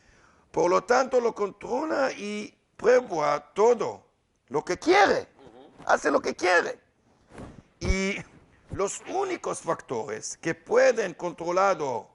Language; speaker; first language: Spanish; non-native, learner; Hebrew